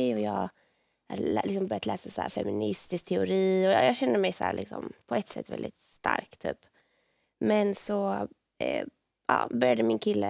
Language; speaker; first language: Swedish; native; Swedish